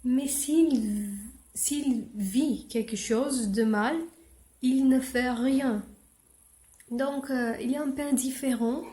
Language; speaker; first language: French; non-native, learner; English